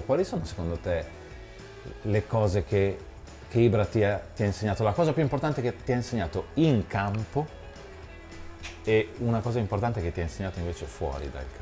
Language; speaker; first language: Italian; native; Italian